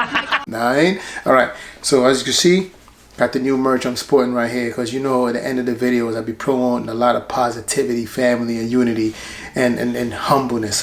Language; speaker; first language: English; native; English